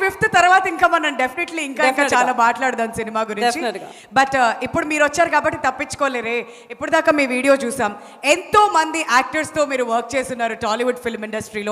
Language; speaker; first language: Telugu; native; Telugu